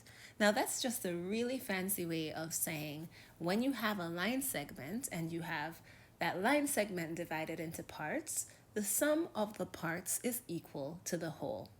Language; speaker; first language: English; native; English